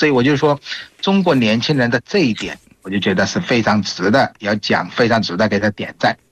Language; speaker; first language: Chinese; non-native, fluent; Bangla